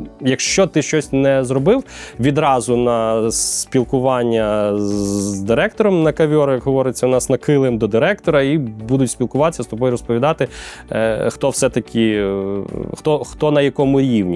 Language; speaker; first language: Ukrainian; native; Ukrainian